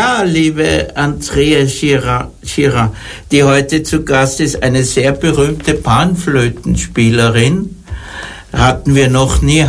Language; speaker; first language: German; native; German